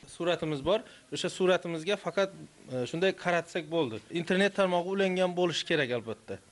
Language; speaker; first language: Uzbek; native; Uzbek